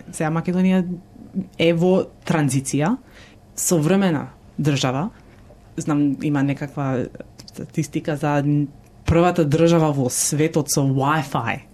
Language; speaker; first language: Macedonian; early bilingual, heritage; Macedonian